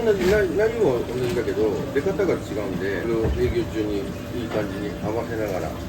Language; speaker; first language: Japanese; native; Japanese